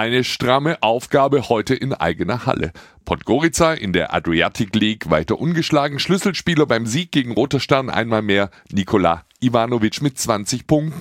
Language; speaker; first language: German; native; German